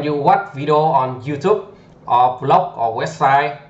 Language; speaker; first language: English; non-native, learner; Vietnamese